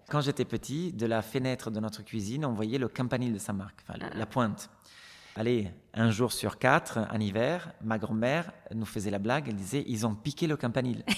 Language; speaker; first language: French; non-native, fluent; Italian